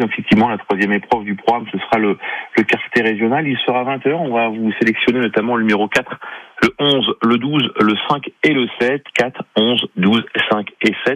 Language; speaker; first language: French; native; French